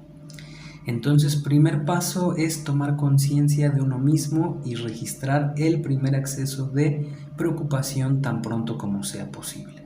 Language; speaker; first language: Spanish; native; Spanish